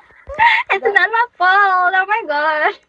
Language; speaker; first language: English; non-native, local second language; Filipino